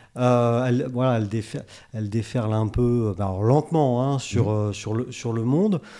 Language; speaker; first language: French; native; French